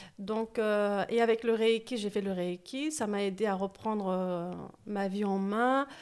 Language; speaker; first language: French; early bilingual, other home language; Turkish